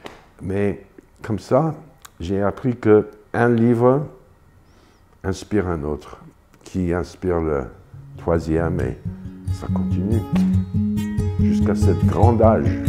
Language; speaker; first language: French; non-native, fluent; English